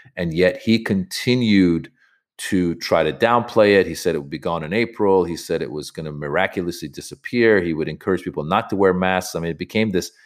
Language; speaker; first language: English; native; English